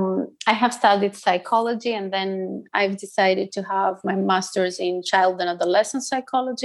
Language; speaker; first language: English; non-native, fluent; Greek